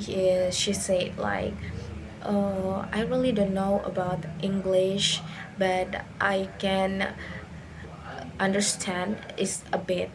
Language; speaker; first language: English; non-native, learner; Indonesian